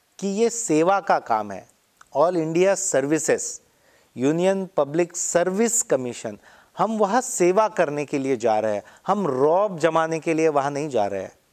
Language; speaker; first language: Hindi; non-native, local second language; Marathi